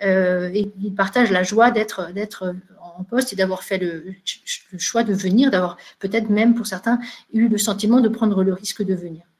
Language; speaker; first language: French; native; French